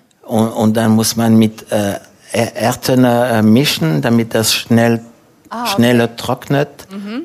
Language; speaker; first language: German; non-native, fluent; French